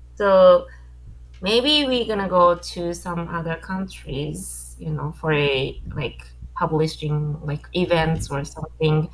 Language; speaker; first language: English; non-native, learner; Japanese